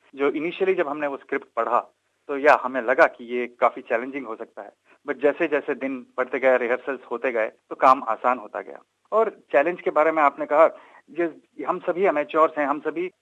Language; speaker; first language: Hindi; non-native, local second language; Kannada